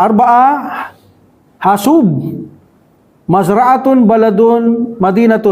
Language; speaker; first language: Arabic; non-native, fluent; Filipino